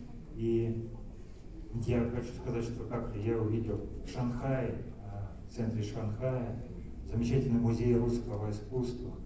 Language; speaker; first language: Russian; native; Russian